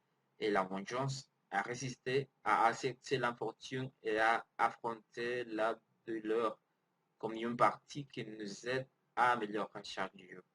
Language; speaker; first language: French; non-native, learner; Spanish